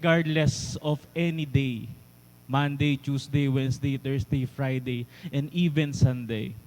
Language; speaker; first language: English; non-native, fluent; Filipino